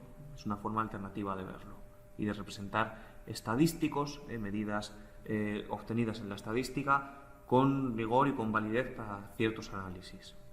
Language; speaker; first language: Spanish; native; Spanish